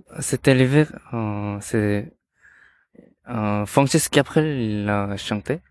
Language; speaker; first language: French; non-native, learner; Korean